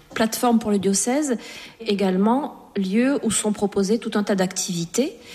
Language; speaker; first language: French; native; French